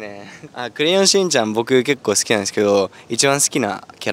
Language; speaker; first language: Japanese; early bilingual, heritage; Spanish